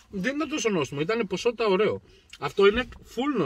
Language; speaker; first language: Greek; native; Greek